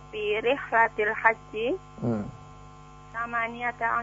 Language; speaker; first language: Arabic; non-native, learner; Indonesian